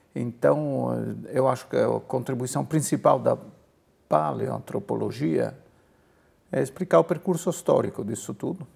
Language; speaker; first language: Portuguese; non-native, fluent; Italian